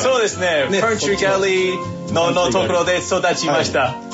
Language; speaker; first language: Japanese; non-native, fluent; English